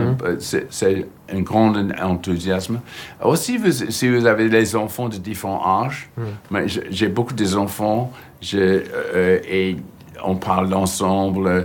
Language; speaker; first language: French; non-native, fluent; English